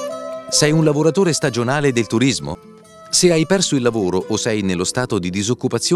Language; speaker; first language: Italian; native; Italian